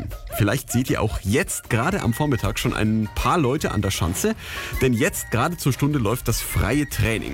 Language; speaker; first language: German; native; German